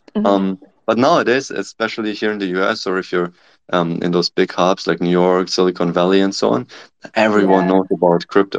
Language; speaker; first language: English; non-native, fluent; German